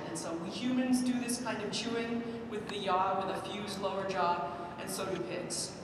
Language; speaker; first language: English; native; English